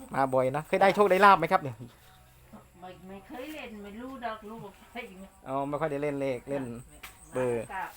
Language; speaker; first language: Thai; native; Thai